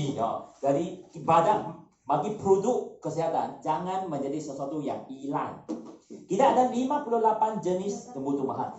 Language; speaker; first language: Malay; non-native, local second language; Chinese